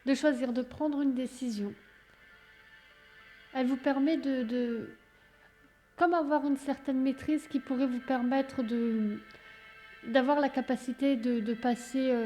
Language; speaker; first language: French; native; French